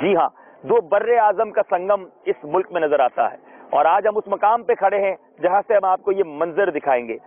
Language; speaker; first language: Urdu; native; Urdu